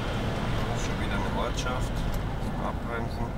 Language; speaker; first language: German; native; German